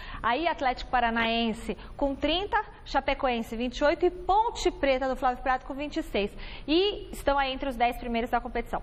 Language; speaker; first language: Portuguese; native; Portuguese